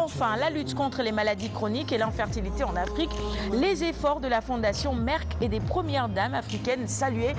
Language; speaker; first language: French; non-native, local second language; Wolof